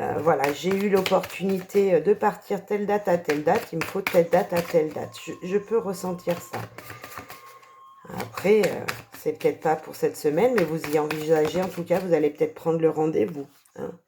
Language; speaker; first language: French; native; French